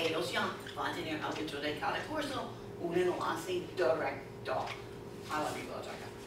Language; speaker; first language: Spanish; non-native, fluent; English